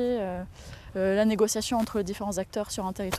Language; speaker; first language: French; native; French